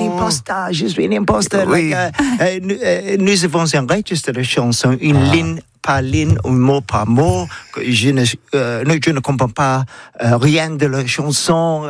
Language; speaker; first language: French; non-native, learner; English